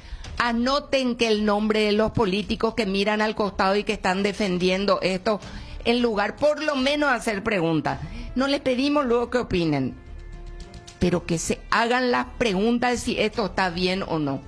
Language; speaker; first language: Spanish; native; Spanish